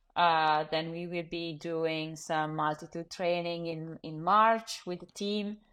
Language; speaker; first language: English; non-native, fluent; Italian